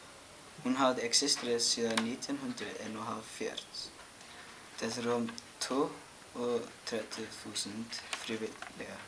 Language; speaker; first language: Danish; non-native, learner; Icelandic